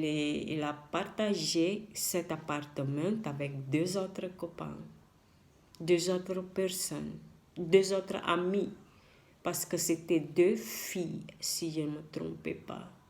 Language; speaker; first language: French; non-native, learner; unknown